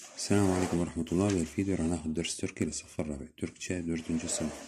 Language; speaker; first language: Arabic; native; Arabic